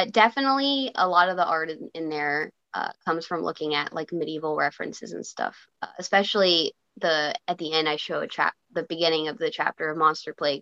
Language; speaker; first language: English; native; English